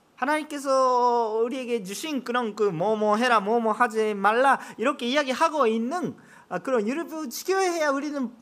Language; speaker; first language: Korean; non-native, fluent; Japanese